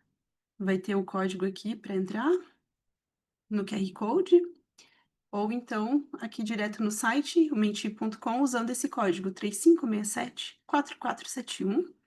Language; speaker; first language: Portuguese; native; Portuguese